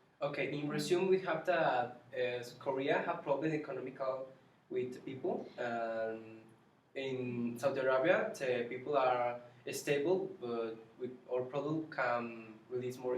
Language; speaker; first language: English; non-native, learner; Spanish